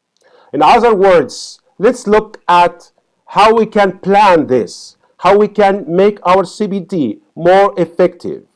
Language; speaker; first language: English; non-native, fluent; Arabic